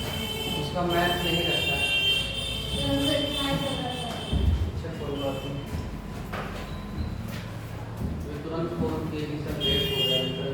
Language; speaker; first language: Hindi; native; Hindi